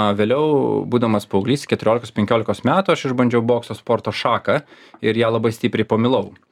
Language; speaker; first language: Lithuanian; non-native, local second language; Russian